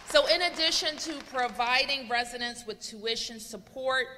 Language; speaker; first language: English; native; English